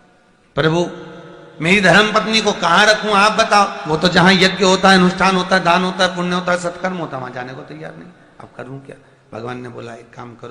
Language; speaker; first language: Hindi; native; Hindi